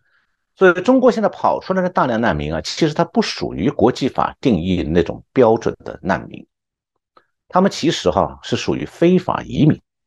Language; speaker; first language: Chinese; native; Chinese